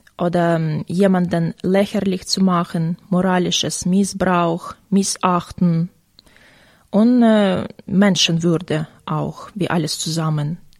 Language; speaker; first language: German; non-native, learner; Russian